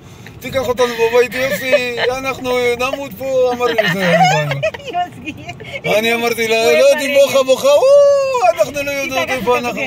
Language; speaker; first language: Hebrew; non-native, fluent; Nepali